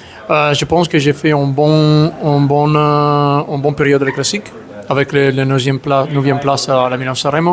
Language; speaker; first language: French; non-native, learner; Italian